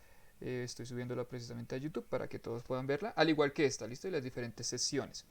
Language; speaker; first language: Spanish; native; Spanish